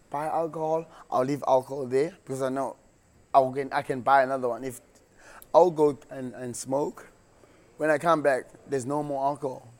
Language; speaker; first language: English; non-native, local second language; Xhosa